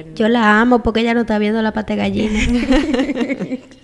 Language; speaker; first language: Spanish; native; Spanish